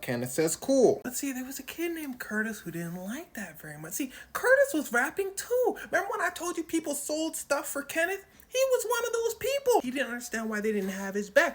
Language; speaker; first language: English; native; English